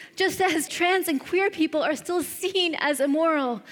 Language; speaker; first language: English; native; English